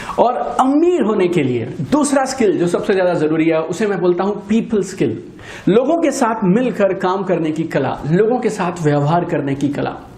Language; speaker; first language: Hindi; native; Hindi